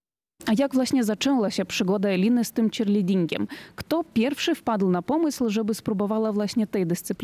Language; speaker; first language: Polish; native; Polish